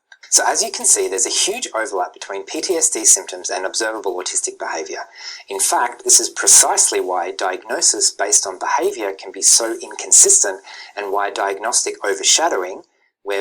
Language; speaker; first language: English; native; English